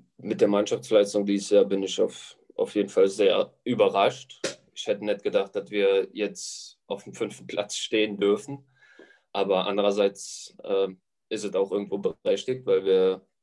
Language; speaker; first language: German; early bilingual, other home language; Latvian